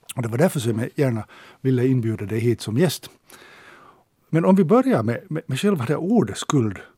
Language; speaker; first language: Swedish; native; Swedish